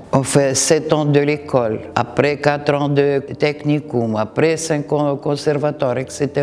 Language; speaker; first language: French; non-native, fluent; Russian